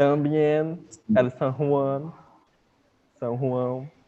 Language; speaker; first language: Spanish; non-native, learner; Portuguese